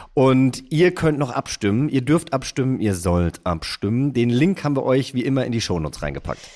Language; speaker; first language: German; native; German